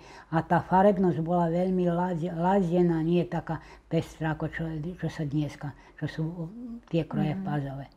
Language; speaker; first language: Slovak; native; Slovak